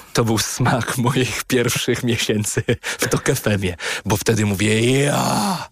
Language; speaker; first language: Polish; native; Polish